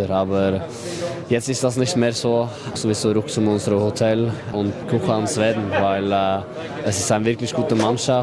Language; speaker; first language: German; non-native, fluent; Norwegian